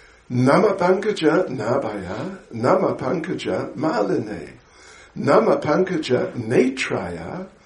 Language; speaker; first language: Russian; non-native, learner; English